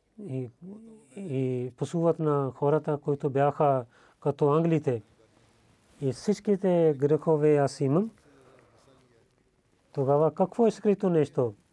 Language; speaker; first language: Bulgarian; non-native, learner; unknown